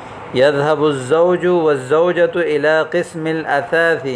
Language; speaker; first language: Arabic; non-native, fluent; Urdu